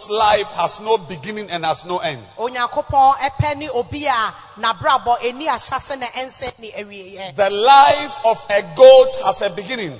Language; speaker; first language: English; non-native, local second language; Akan